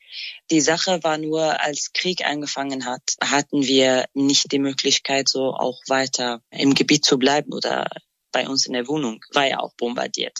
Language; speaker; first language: German; non-native, fluent; Kurdish